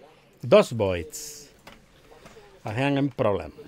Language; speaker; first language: Spanish; native; Spanish